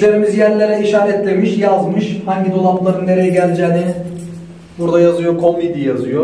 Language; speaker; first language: Turkish; native; Turkish